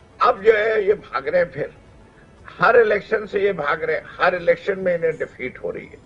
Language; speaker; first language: Urdu; native; Urdu